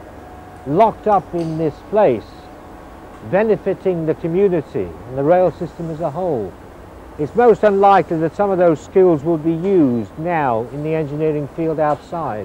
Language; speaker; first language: English; native; English